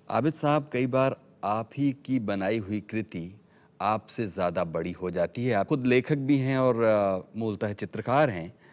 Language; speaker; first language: Hindi; native; Hindi